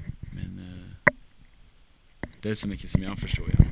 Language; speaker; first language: Swedish; non-native, fluent; English